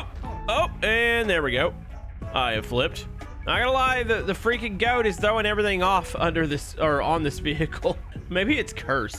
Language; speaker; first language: English; native; English